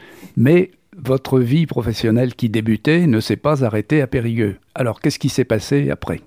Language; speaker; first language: French; native; French